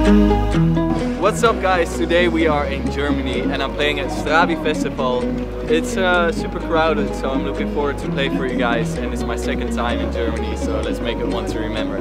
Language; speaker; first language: English; non-native, fluent; Dutch